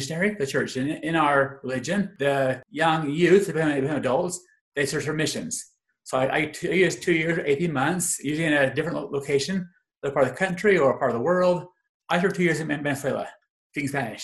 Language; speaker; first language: English; native; English